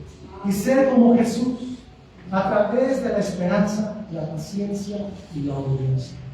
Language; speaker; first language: Spanish; native; Spanish